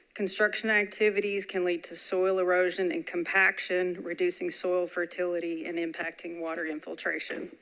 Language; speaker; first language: English; native; English